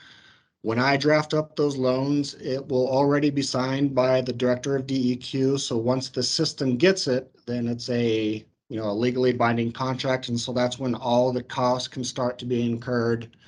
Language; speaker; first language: English; native; English